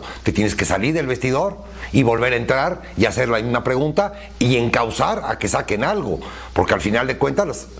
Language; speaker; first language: Spanish; native; Spanish